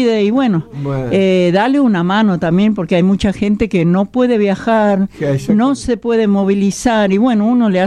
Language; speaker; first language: Spanish; native; Spanish